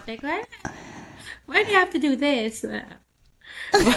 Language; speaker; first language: English; non-native, local second language; Filipino